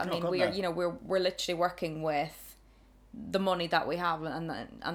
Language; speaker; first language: English; native; English